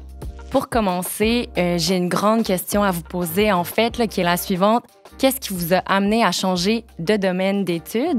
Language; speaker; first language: French; native; French